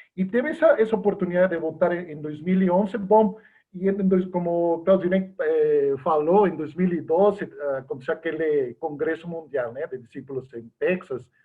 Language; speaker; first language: Portuguese; non-native, fluent; Spanish